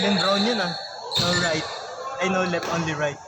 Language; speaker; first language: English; non-native, local second language; Filipino